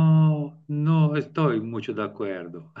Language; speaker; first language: Spanish; non-native, learner; Italian